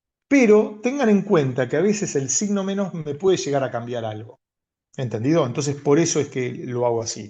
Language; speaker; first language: Spanish; native; Spanish